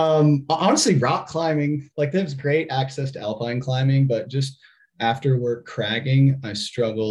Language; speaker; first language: English; native; English